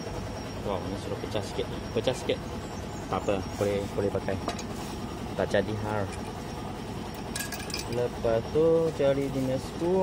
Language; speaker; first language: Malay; non-native, local second language; Chinese